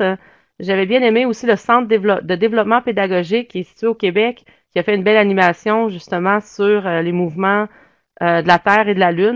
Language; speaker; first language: French; native; French